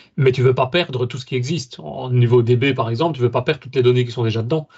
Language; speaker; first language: French; native; French